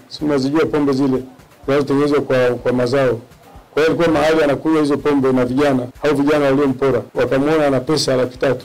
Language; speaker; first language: Swahili; native; Swahili